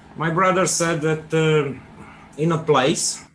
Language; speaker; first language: English; non-native, fluent; Hungarian